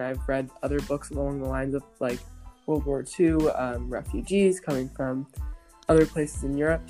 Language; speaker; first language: English; native; English